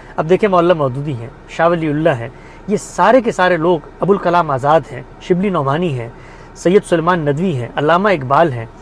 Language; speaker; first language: Urdu; native; Urdu